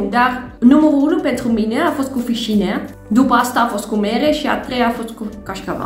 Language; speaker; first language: Romanian; non-native, learner; Dutch